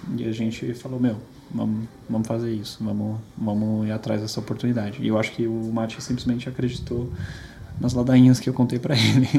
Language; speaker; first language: Portuguese; early bilingual, other home language; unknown